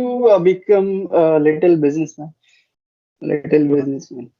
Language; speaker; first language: English; non-native, learner; Hindi